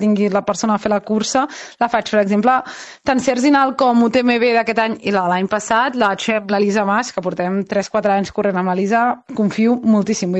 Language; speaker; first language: Catalan; native; Catalan